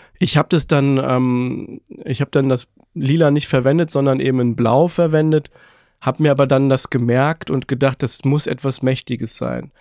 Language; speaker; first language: German; early bilingual, other home language; Persian